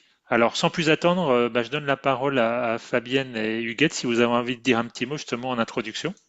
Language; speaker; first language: French; native; French